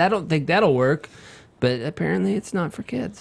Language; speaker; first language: English; native; English